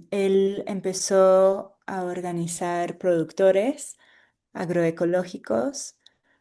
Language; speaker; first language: Spanish; non-native, fluent; English